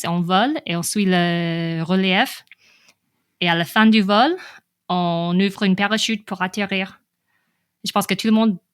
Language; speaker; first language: French; non-native, fluent; English